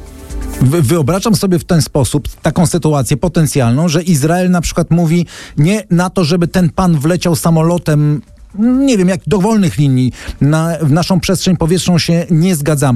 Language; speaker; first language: Polish; native; Polish